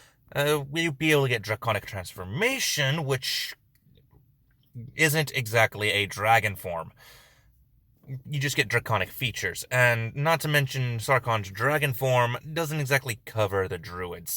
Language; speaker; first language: English; native; English